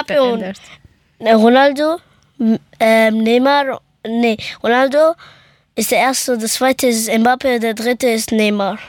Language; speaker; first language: German; early bilingual, other home language; Persian